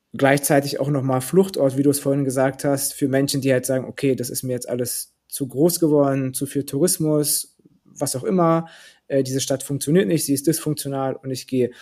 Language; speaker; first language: German; early bilingual, other home language; Turkish